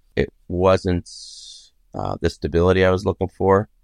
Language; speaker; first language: English; native; English